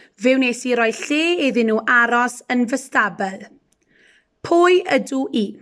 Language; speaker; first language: Welsh; non-native, local second language; English